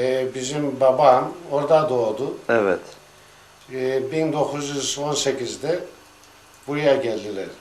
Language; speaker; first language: Turkish; early bilingual, heritage; Turkish